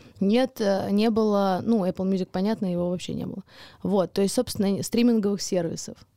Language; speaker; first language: Russian; early bilingual, heritage; Russian